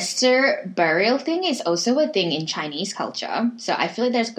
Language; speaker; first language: English; native; English